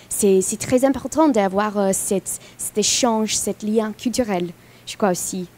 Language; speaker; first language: French; non-native, fluent; English